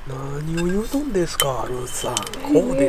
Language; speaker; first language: Japanese; native; Japanese